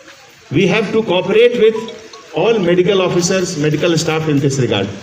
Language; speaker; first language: Telugu; non-native, fluent; Hindi